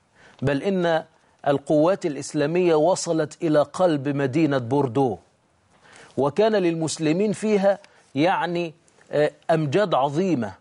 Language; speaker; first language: Arabic; native; Arabic